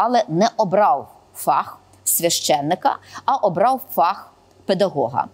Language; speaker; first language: Ukrainian; native; Ukrainian